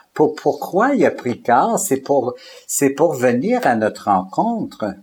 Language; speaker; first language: French; native; French